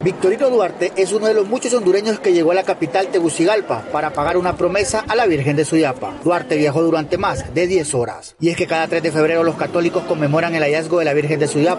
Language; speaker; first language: Spanish; native; Spanish